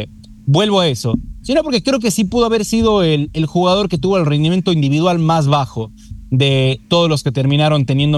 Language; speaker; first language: Spanish; native; Spanish